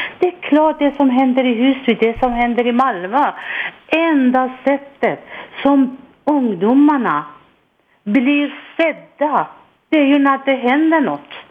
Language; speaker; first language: Swedish; non-native, fluent; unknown